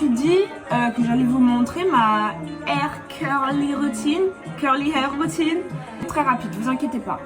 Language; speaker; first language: French; native; French